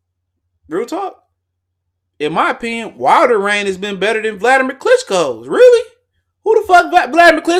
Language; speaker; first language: English; native; English